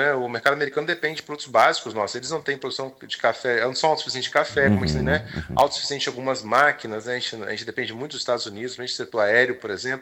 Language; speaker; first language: Portuguese; native; Portuguese